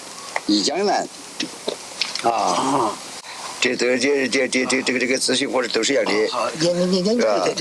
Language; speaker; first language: Chinese; native; Chinese